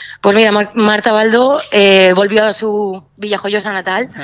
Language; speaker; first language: Spanish; native; Spanish